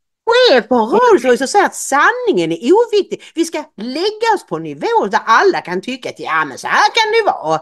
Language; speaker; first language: Swedish; native; Swedish